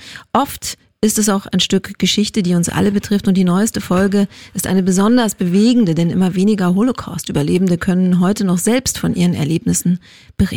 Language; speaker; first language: German; native; German